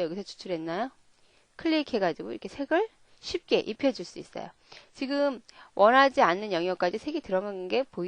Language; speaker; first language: Korean; native; Korean